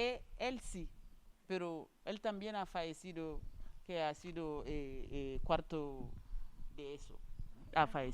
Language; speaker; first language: Spanish; non-native, learner; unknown